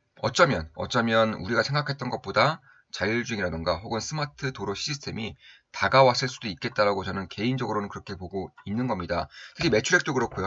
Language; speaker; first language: Korean; native; Korean